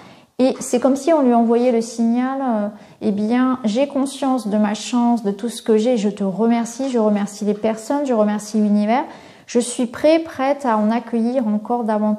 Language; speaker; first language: French; native; French